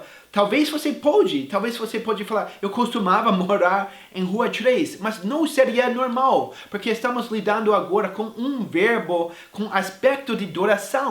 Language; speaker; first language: Portuguese; non-native, fluent; English